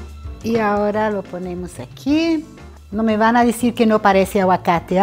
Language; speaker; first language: Spanish; non-native, fluent; Portuguese